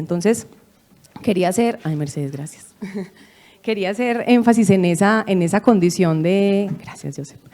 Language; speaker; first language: Spanish; native; Spanish